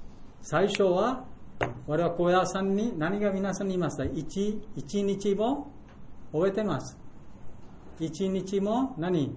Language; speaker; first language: Japanese; non-native, fluent; Bangla